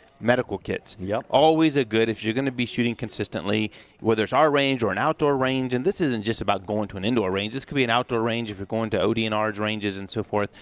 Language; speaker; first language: English; native; English